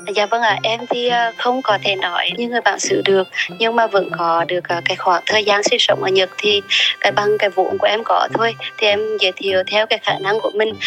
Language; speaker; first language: Vietnamese; native; Vietnamese